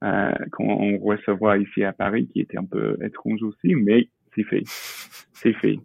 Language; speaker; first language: French; non-native, fluent; English